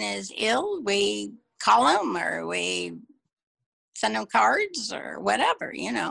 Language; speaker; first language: English; native; English